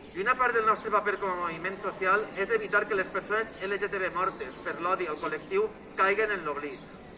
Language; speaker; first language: Catalan; native; Catalan